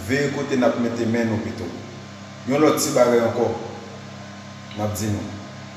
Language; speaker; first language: French; non-native, learner; Haitian Creole